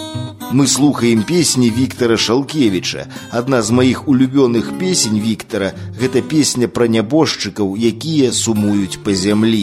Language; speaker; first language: Belarusian; native; Belarusian